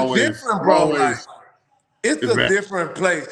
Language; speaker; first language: English; native; English